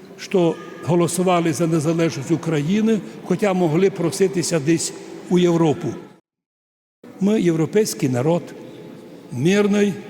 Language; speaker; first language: Ukrainian; native; Ukrainian